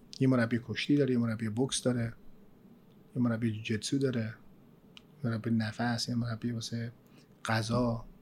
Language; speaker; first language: Persian; early bilingual, other home language; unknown